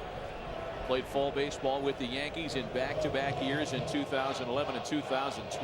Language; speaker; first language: English; native; English